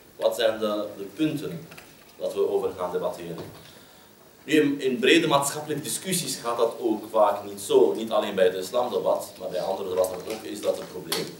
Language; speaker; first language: Dutch; non-native, fluent; Arabic